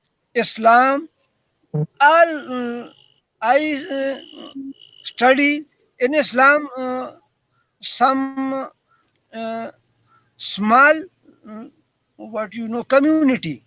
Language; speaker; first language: English; non-native, learner; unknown